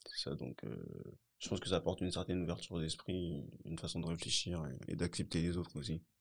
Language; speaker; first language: French; early bilingual, other home language; Haitian Creole